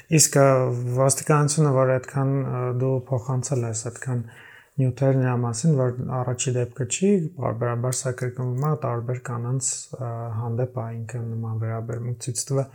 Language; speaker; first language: Armenian; native; Armenian